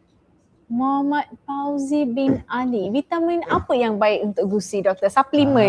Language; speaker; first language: Malay; native; Malay